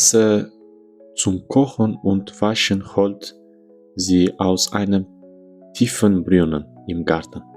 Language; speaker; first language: German; non-native, learner; Uzbek